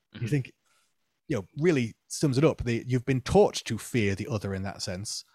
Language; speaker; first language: English; native; English